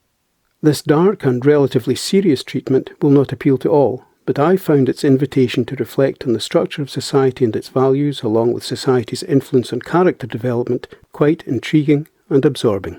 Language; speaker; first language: English; native; English